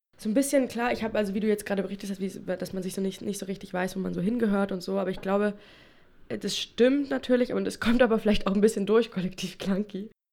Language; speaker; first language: German; non-native, local second language; Upper Sorbian